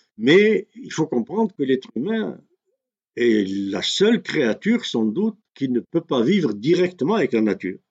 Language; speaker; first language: French; non-native, local second language; Kabyle